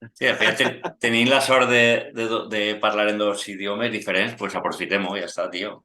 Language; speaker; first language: Catalan; native; Catalan